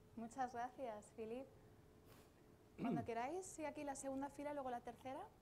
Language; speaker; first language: Spanish; native; Spanish